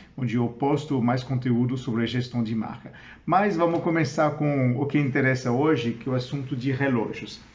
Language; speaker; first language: Portuguese; non-native, fluent; French